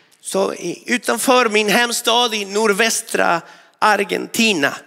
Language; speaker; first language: Swedish; non-native, fluent; Spanish